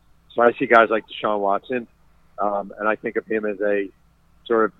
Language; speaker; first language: English; native; English